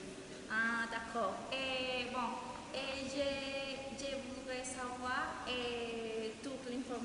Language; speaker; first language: French; non-native, learner; Spanish